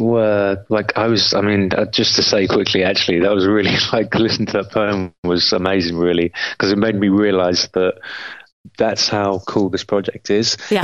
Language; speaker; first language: English; native; English